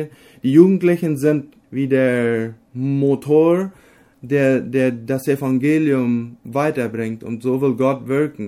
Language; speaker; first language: German; non-native, local second language; Low German